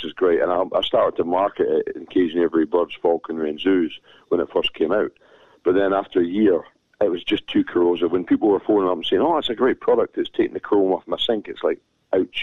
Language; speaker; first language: English; native; English